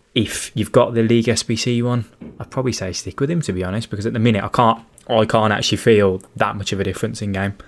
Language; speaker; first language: English; native; English